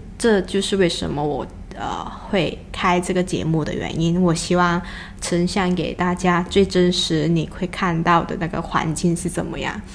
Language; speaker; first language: Chinese; non-native, local second language; Cantonese